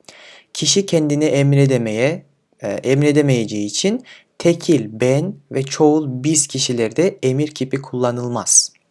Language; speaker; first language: Turkish; non-native, fluent; Kyrgyz